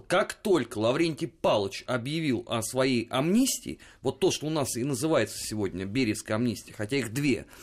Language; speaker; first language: Russian; native; Russian